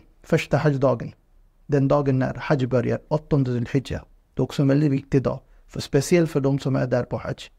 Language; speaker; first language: Swedish; non-native, fluent; Urdu